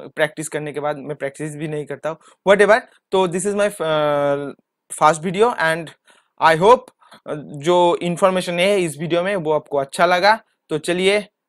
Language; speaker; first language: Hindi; non-native, local second language; Bangla